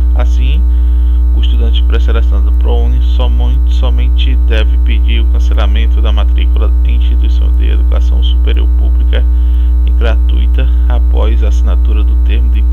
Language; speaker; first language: Portuguese; native; Portuguese